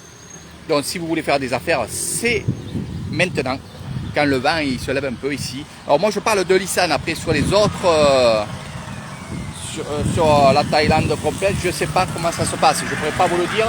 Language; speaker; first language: French; native; French